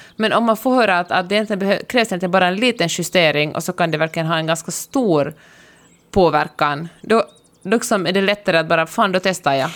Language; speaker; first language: Swedish; native; Swedish